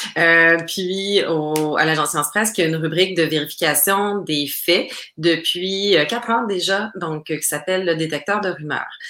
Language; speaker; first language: French; native; French